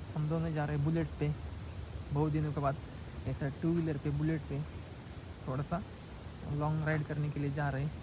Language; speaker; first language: Hindi; non-native, local second language; Marathi